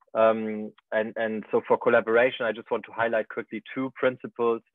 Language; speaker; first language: English; non-native, fluent; German